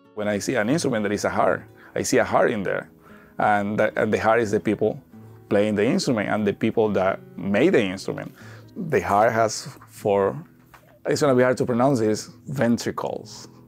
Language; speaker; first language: English; non-native, fluent; Spanish